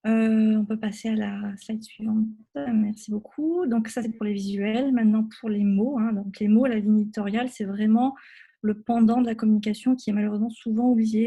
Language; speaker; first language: French; native; French